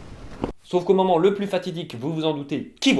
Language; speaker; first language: French; native; French